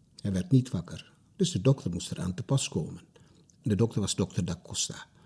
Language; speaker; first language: Dutch; early bilingual, other home language; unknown